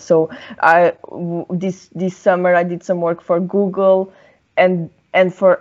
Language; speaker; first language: English; non-native, fluent; Portuguese